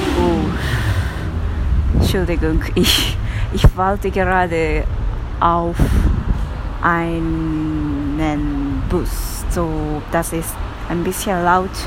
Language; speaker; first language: German; non-native, learner; Japanese